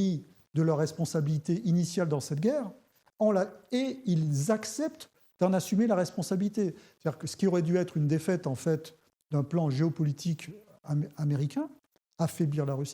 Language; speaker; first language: French; native; French